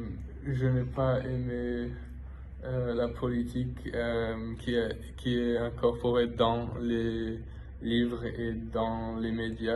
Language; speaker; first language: French; non-native, fluent; English